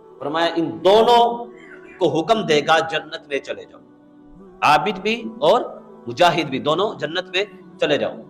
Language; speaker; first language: Urdu; non-native, local second language; Punjabi